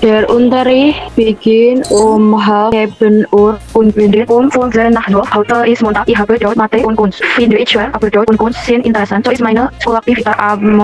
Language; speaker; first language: German; non-native, learner; Indonesian